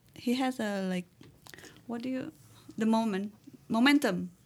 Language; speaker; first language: English; non-native, learner; Indonesian